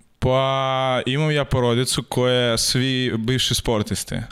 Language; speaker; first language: Serbian; non-native, learner; Russian